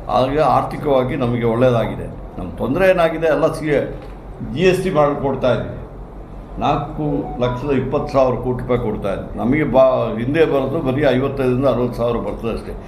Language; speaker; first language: Kannada; non-native, local second language; Malayalam